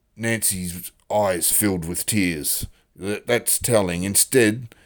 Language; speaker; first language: English; native; English